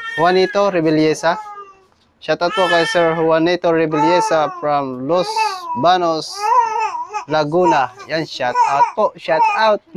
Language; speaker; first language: Filipino; non-native, local second language; Cebuano